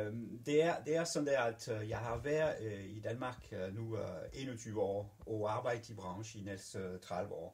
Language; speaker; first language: Danish; non-native, fluent; French